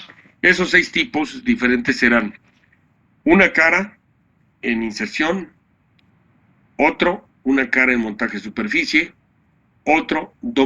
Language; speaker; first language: Spanish; native; Spanish